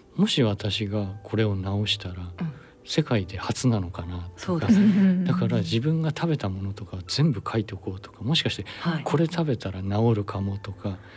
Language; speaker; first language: Japanese; native; Japanese